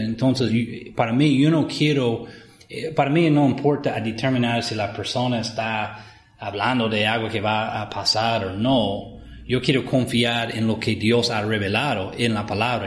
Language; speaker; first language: Spanish; non-native, fluent; English